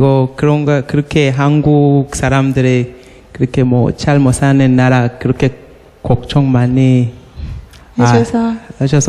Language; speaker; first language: Korean; non-native, learner; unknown